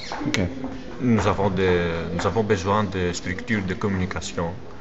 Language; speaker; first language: French; non-native, fluent; Greek